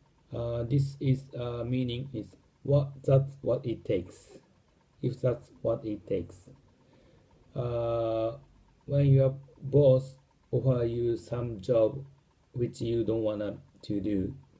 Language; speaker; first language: English; non-native, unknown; Japanese